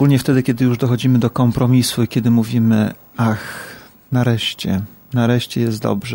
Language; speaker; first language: Polish; native; Polish